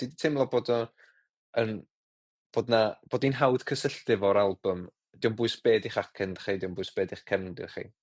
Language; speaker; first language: Welsh; native; Welsh